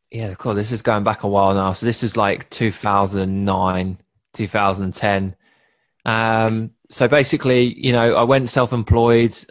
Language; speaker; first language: English; native; English